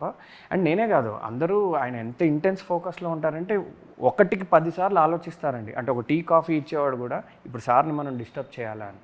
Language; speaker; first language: Telugu; native; Telugu